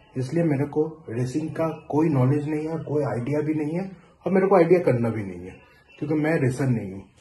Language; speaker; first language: Hindi; non-native, local second language; Bangla